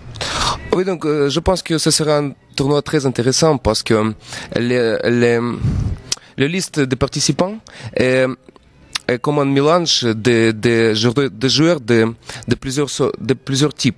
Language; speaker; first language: French; non-native, fluent; Russian